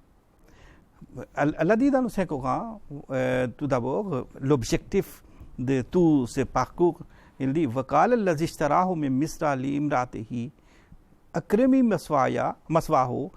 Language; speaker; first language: French; non-native, fluent; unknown